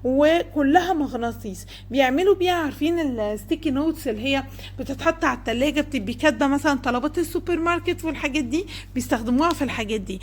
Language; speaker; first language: Arabic; native; Arabic